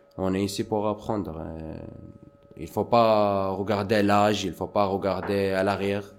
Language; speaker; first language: French; non-native, learner; Arabic